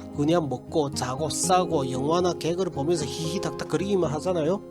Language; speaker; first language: Korean; early bilingual, heritage; Korean